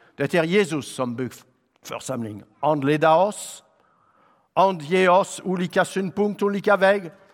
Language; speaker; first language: Swedish; non-native, fluent; French